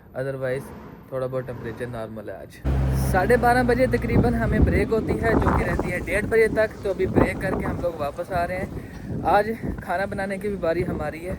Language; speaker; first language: Urdu; non-native, local second language; Punjabi